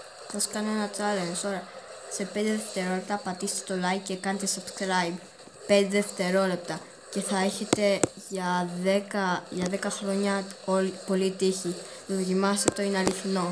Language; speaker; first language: Greek; early bilingual, heritage; Greek